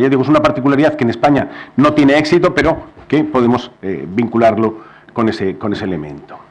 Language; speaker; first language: Spanish; native; Spanish